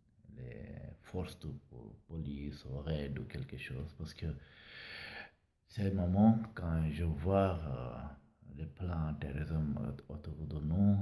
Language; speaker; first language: French; non-native, learner; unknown